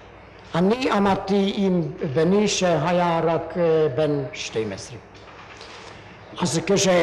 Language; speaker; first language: Hebrew; non-native, fluent; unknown